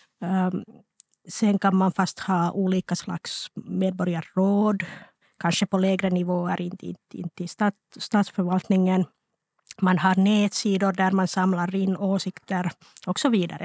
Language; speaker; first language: Swedish; non-native, local second language; Finnish